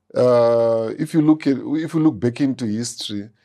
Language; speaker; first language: English; non-native, local second language; Shona